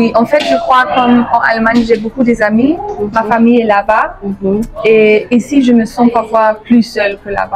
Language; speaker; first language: French; non-native, fluent; German